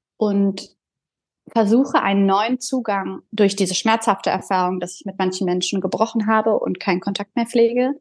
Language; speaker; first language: German; early bilingual, other home language; Bulgarian